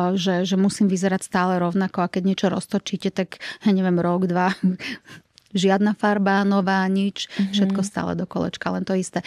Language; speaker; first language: Slovak; native; Slovak